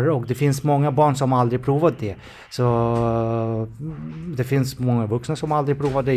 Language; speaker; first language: Swedish; non-native, fluent; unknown